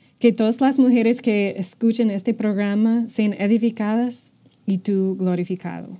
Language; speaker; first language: Spanish; non-native, fluent; English